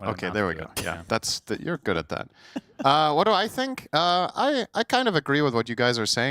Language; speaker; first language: English; native; English